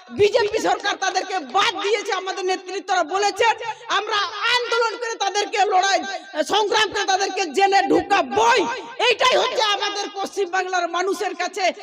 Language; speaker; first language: Bangla; non-native, local second language; Santali